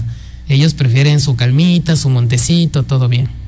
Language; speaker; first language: Spanish; native; Spanish